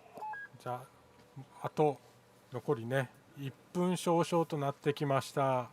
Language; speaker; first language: Japanese; native; Japanese